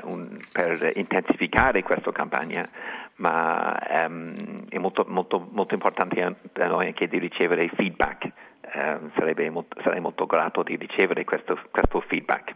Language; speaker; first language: Italian; non-native, fluent; English